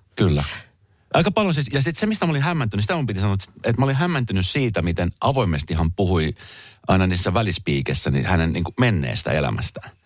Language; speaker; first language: Finnish; native; Finnish